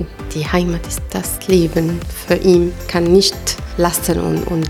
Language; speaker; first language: German; non-native, learner; Arabic